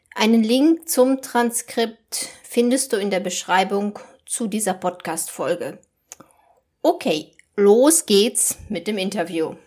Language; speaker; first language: German; native; German